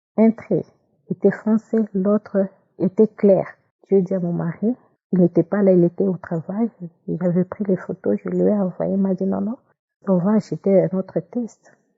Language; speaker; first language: French; non-native, local second language; Lingala